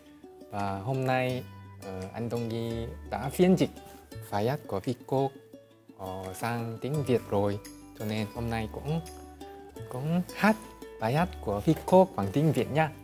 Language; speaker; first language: Vietnamese; non-native, fluent; Korean